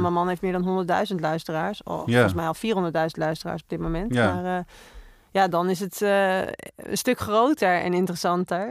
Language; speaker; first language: Dutch; native; Dutch